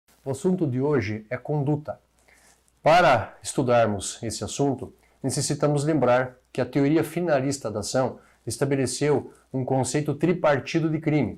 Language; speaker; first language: Portuguese; native; Portuguese